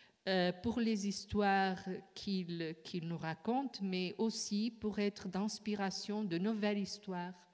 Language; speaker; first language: French; non-native, fluent; Portuguese